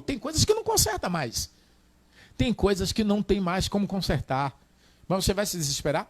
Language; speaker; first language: Portuguese; native; Portuguese